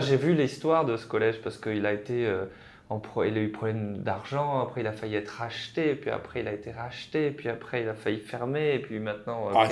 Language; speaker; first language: French; native; French